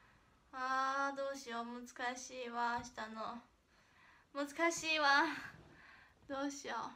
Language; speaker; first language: Japanese; non-native, fluent; Chinese